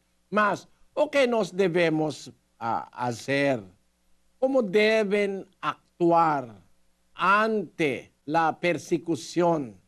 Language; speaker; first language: Spanish; non-native, learner; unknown